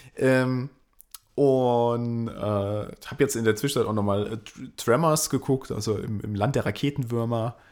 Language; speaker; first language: German; native; German